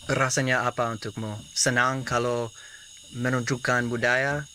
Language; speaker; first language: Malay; non-native, learner; English